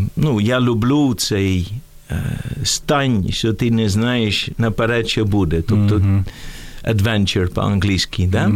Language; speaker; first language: Ukrainian; non-native, fluent; Dutch